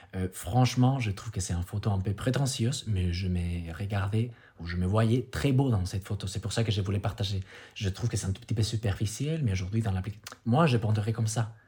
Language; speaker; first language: French; non-native, fluent; Spanish